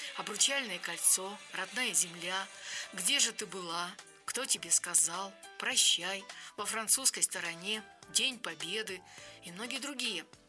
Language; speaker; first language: Russian; native; Russian